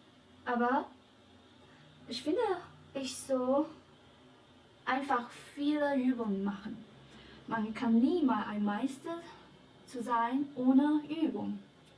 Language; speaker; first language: German; non-native, learner; Chinese